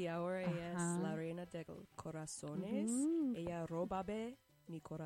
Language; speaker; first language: Spanish; non-native, learner; English